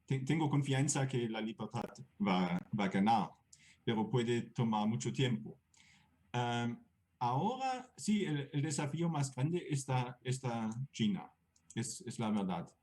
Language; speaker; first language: Spanish; non-native, fluent; German